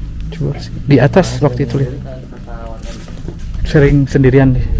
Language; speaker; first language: Indonesian; non-native, local second language; Sundanese